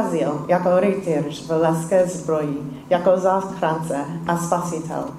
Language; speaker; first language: Czech; non-native, fluent; English